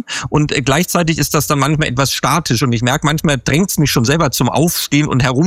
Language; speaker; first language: German; native; German